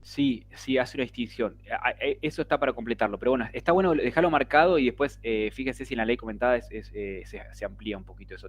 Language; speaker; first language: Spanish; native; Spanish